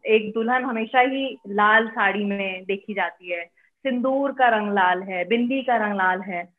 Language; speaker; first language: Hindi; native; Hindi